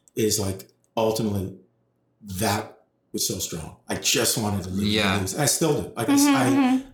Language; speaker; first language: English; native; English